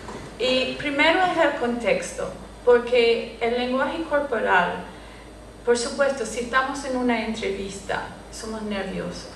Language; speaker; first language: Spanish; non-native, fluent; English